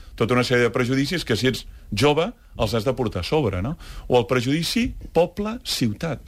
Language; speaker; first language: Catalan; native; Catalan